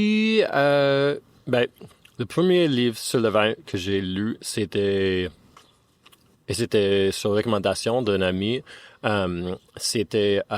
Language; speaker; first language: French; non-native, fluent; English